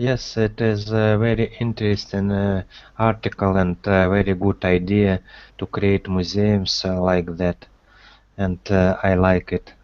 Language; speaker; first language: English; non-native, learner; Russian